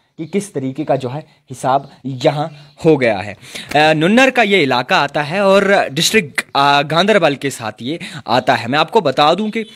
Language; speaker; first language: Urdu; non-native, local second language; Kashmiri